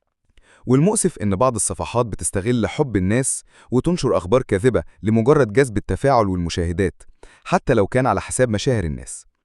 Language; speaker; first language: Arabic; native; Arabic